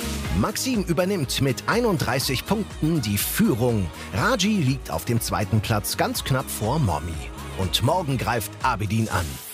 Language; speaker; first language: German; native; German